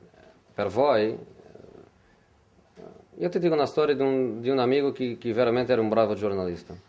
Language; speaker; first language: Italian; non-native, fluent; Portuguese